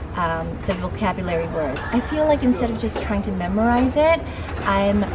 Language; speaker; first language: English; native; English